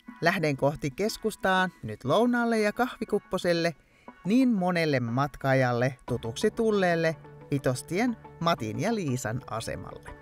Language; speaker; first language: Finnish; native; Finnish